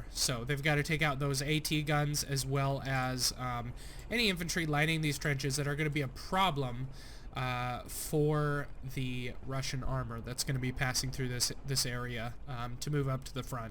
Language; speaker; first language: English; native; English